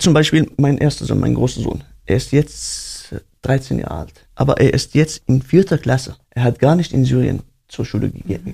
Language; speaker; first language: German; non-native, learner; Arabic